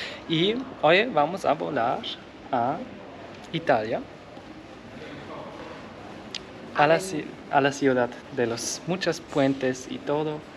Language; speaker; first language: Spanish; non-native, learner; German